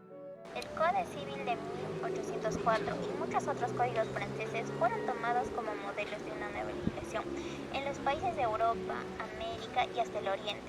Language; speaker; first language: Spanish; native; Spanish